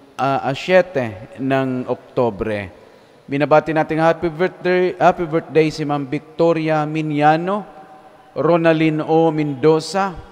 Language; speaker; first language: Filipino; native; Filipino